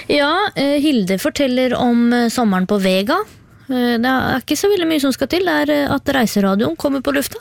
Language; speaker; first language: Norwegian; native; Norwegian